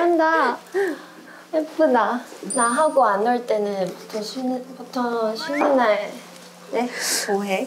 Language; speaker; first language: Korean; non-native, fluent; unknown